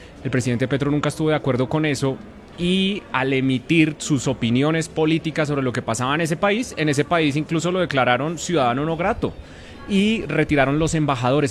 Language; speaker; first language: Spanish; native; Spanish